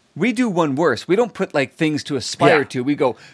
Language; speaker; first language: English; native; English